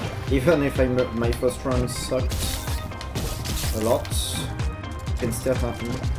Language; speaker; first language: English; non-native, fluent; French